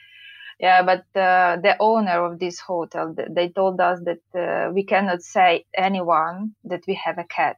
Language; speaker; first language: English; non-native, learner; Ukrainian